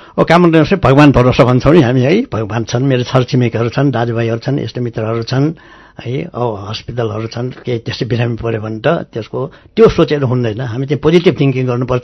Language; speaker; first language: Nepali; non-native, local second language; Newari